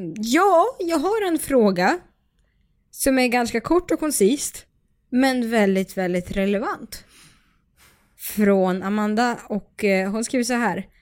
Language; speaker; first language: Swedish; early bilingual, other home language; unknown